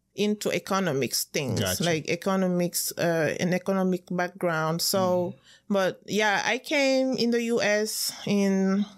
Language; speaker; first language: English; non-native, fluent; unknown